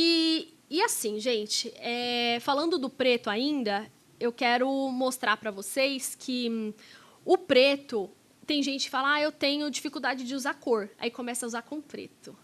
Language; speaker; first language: Portuguese; native; Portuguese